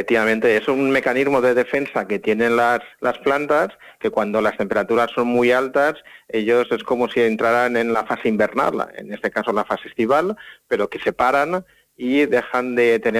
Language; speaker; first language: Spanish; native; Spanish